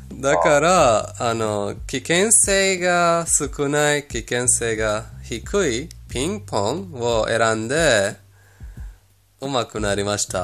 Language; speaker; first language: Japanese; non-native, fluent; Persian